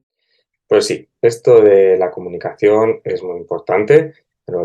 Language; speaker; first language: Spanish; native; Spanish